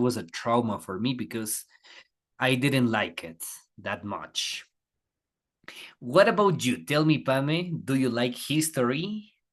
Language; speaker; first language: English; non-native, fluent; Spanish